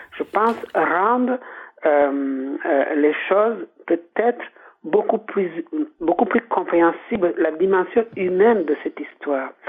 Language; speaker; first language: French; non-native, local second language; Kinyarwanda